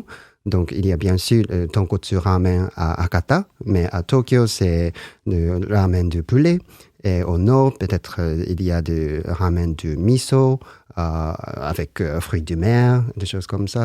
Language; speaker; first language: French; non-native, learner; Japanese